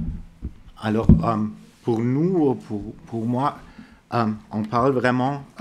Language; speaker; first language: French; non-native, fluent; German